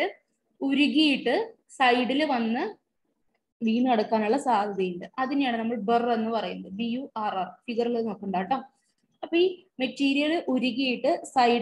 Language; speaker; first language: Malayalam; native; Malayalam